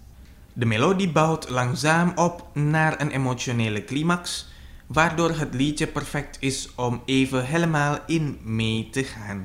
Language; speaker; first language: Dutch; non-native, fluent; Indonesian